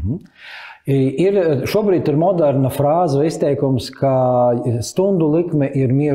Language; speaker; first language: Latvian; native; Latvian